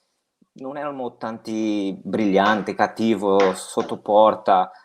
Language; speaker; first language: Italian; non-native, fluent; Portuguese